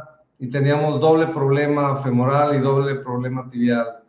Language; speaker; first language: Spanish; native; Spanish